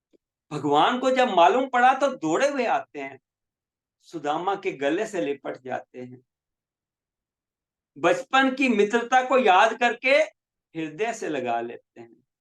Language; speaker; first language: Hindi; native; Hindi